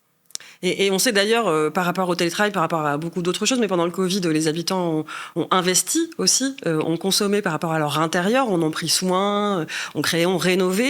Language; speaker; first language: French; native; French